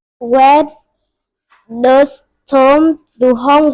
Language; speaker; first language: English; non-native, learner; Vietnamese